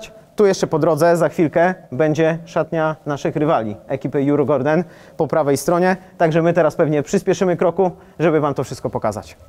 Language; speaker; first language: Polish; native; Polish